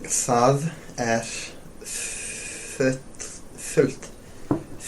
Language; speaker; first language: Icelandic; non-native, learner; English